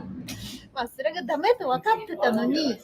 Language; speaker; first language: Japanese; non-native, learner; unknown